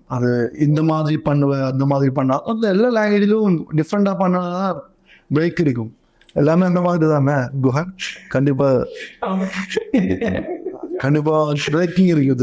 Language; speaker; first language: Tamil; non-native, learner; Malayalam